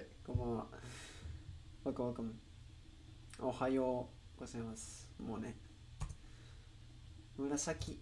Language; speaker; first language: Japanese; non-native, learner; Spanish